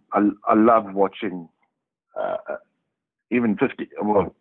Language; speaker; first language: English; native; English